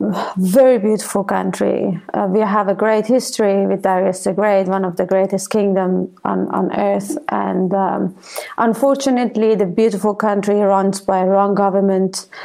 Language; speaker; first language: English; non-native, fluent; Persian